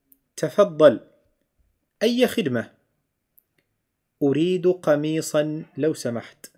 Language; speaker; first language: Arabic; non-native, fluent; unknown